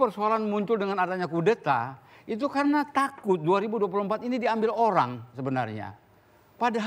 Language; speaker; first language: Indonesian; native; Indonesian